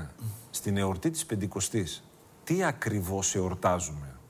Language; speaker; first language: Greek; native; Greek